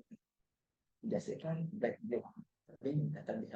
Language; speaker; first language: Malay; native; Malay